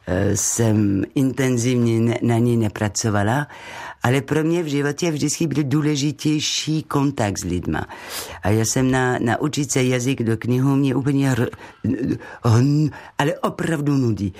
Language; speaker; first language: Czech; non-native, learner; French